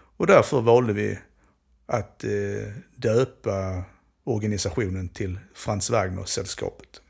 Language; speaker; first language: Swedish; native; Swedish